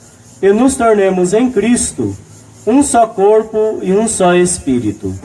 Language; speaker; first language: Portuguese; native; Portuguese